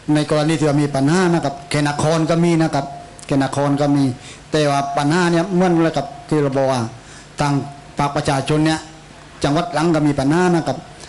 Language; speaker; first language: Thai; native; Thai